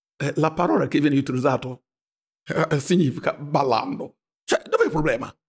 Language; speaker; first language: Italian; non-native, fluent; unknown